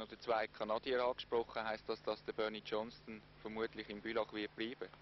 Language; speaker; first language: German; native; German